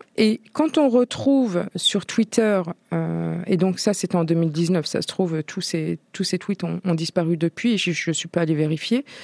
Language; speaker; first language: French; native; French